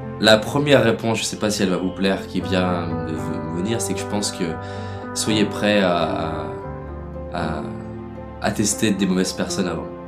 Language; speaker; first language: French; native; French